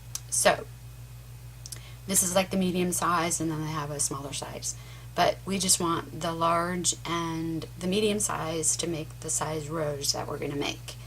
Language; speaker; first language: English; native; English